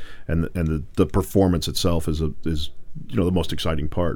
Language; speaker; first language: English; native; English